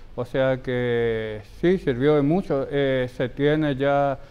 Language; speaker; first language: Spanish; native; Spanish